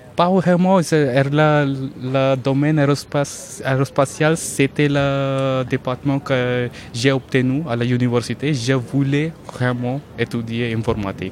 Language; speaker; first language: French; non-native, learner; Hindi